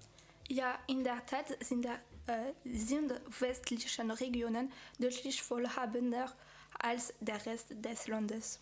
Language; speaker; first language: German; non-native, fluent; French